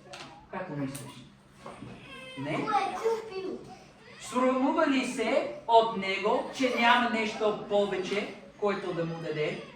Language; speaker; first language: Bulgarian; non-native, fluent; English